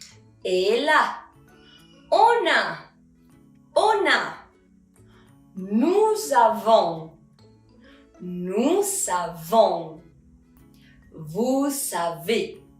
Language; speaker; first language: French; non-native, fluent; Spanish